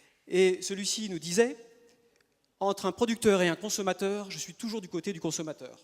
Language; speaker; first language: French; native; French